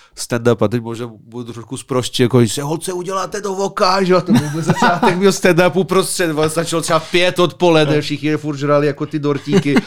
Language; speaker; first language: Czech; non-native, fluent; Serbian